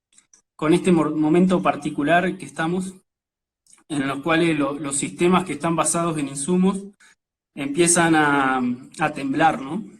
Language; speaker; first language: Spanish; native; Spanish